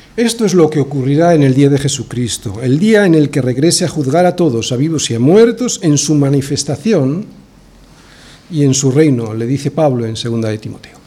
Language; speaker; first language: Spanish; native; Spanish